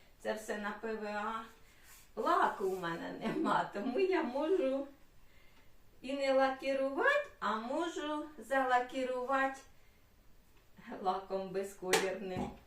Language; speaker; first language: Ukrainian; native; Ukrainian